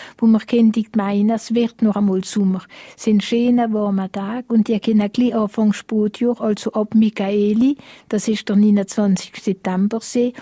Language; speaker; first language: German; non-native, local second language; Swiss German